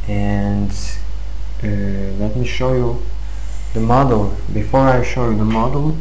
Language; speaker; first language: English; non-native, fluent; Serbian